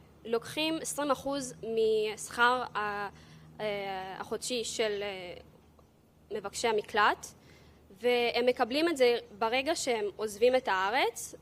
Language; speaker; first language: Hebrew; early bilingual, other home language; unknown